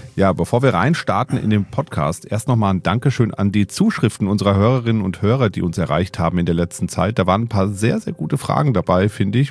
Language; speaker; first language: German; native; German